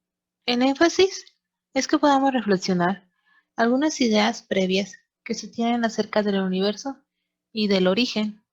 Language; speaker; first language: Spanish; native; Spanish